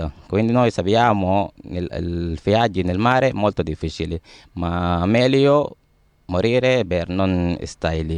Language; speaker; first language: Italian; non-native, learner; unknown